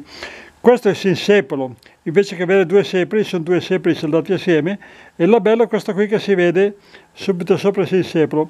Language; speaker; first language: Italian; native; Italian